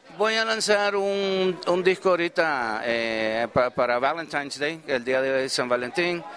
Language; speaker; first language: Spanish; early bilingual, heritage; Spanish